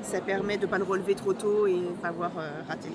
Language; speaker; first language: French; native; French